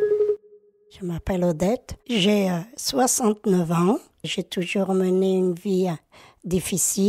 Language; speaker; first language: French; early bilingual, other home language; Portuguese